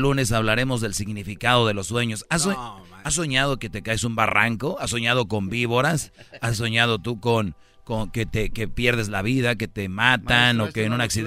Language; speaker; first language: Spanish; native; Spanish